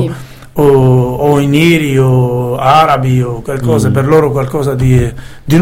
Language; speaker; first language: Italian; non-native, learner; Arabic